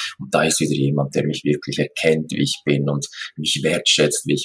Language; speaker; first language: German; native; German